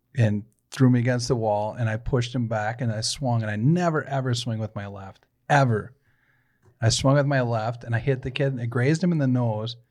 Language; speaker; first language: English; native; English